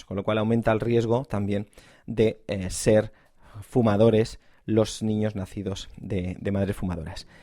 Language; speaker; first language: Spanish; native; Spanish